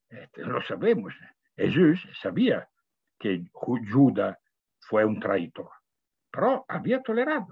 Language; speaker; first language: Spanish; non-native, fluent; Italian